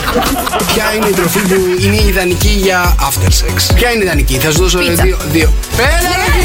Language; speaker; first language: Greek; native; Greek